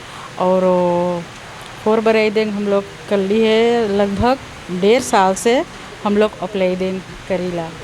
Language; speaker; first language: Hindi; non-native, learner; Caribbean Hindustani